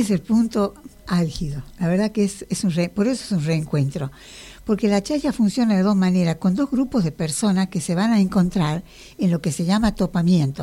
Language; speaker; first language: Spanish; native; Spanish